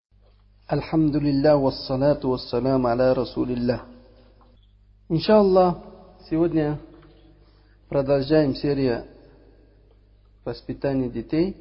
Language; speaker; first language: Russian; non-native, learner; Uzbek